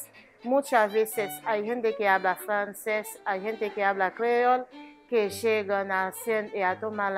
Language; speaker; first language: Spanish; non-native, learner; Haitian Creole